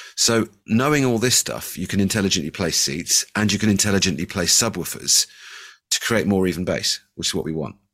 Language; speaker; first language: English; native; English